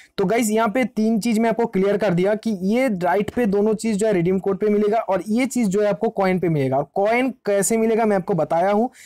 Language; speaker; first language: Hindi; native; Hindi